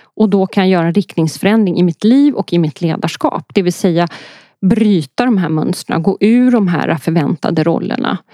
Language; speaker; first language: Swedish; early bilingual, other home language; Polish